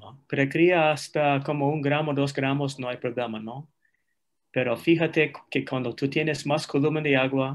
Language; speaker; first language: Spanish; non-native, fluent; English